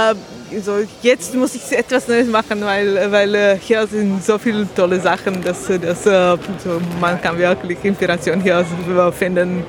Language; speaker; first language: German; non-native, learner; Slovak